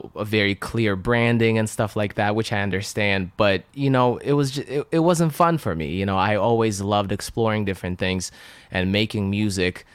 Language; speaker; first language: English; non-native, fluent; Russian